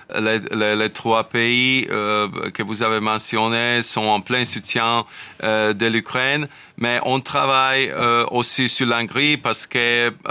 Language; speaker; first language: French; non-native, fluent; Slovak